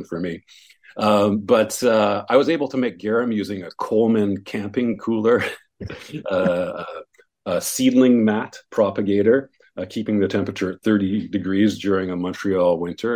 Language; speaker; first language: English; native; English